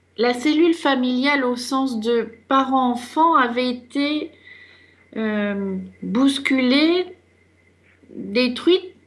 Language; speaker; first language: French; native; French